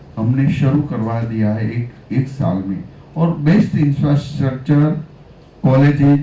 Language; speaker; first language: Hindi; non-native, local second language; Gujarati